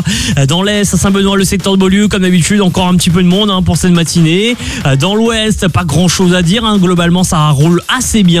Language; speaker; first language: French; native; French